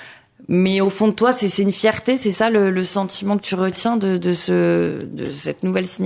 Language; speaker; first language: French; native; French